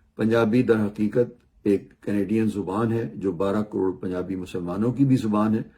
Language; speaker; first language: Urdu; non-native, local second language; Punjabi